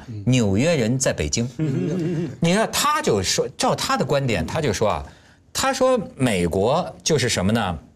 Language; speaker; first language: Chinese; native; Chinese